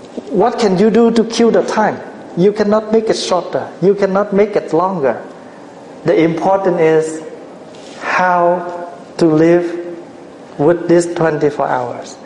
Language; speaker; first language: English; non-native, fluent; Vietnamese